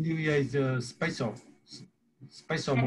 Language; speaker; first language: English; non-native, learner; Vietnamese